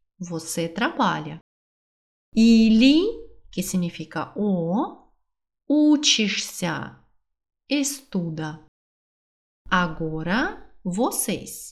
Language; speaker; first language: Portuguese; non-native, fluent; Russian